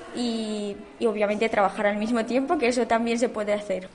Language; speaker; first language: Spanish; non-native, fluent; Romanian